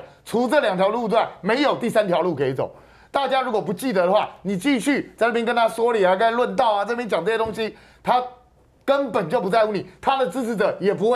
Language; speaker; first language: Chinese; native; Chinese